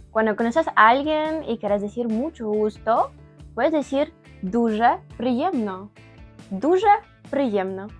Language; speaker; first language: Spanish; non-native, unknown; Ukrainian